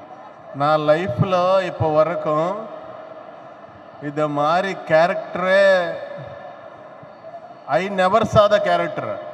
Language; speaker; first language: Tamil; non-native, learner; Telugu